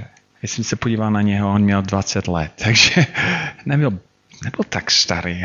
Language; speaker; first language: Czech; non-native, fluent; English